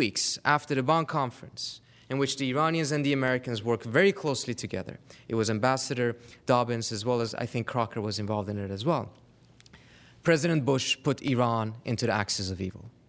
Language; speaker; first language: English; non-native, fluent; Persian